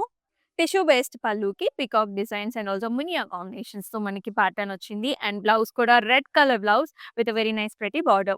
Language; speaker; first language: Telugu; native; Telugu